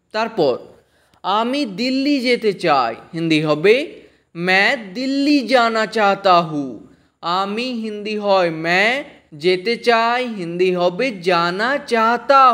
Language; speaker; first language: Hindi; non-native, fluent; Bangla